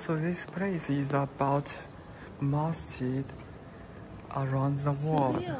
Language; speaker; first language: English; non-native, learner; Chinese